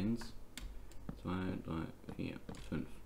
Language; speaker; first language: German; native; German